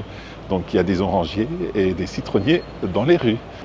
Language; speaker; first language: French; non-native, fluent; English